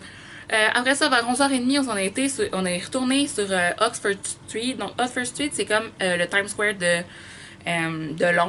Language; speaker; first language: French; native; French